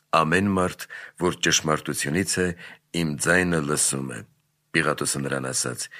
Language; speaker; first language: Armenian; native; Armenian